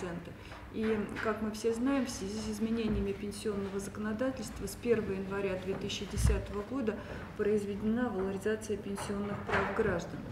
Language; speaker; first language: Russian; native; Russian